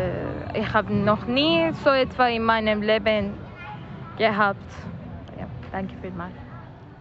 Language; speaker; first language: German; non-native, learner; Persian